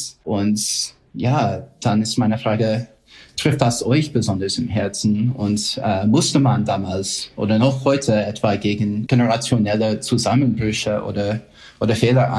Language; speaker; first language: German; non-native, fluent; English